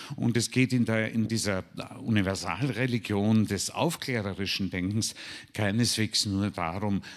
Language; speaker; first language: German; native; German